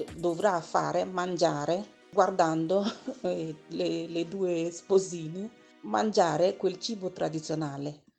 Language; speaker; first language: Italian; non-native, learner; Igbo